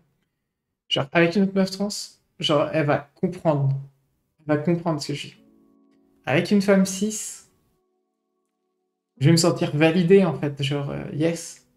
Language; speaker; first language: French; native; French